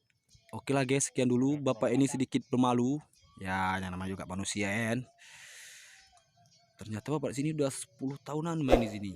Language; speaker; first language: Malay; non-native, local second language; Achinese